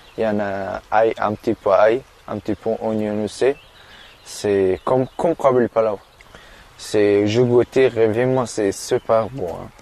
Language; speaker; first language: French; non-native, learner; Persian